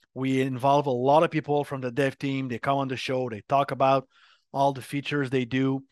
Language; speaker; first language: English; non-native, fluent; French